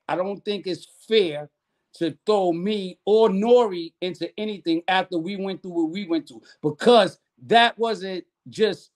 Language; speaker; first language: English; native; English